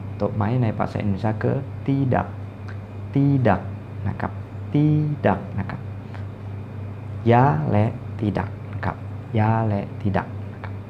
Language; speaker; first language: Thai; non-native, fluent; Indonesian